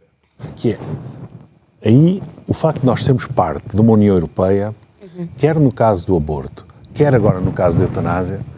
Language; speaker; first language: Portuguese; native; Portuguese